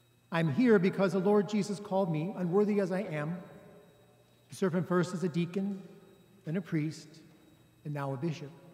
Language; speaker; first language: English; native; English